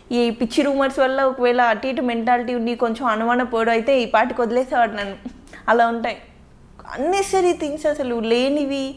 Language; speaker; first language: Telugu; native; Telugu